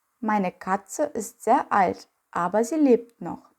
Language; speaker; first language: German; non-native, fluent; Ukrainian